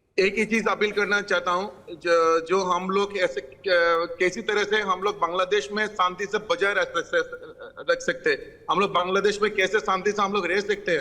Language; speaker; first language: Hindi; non-native, fluent; Bangla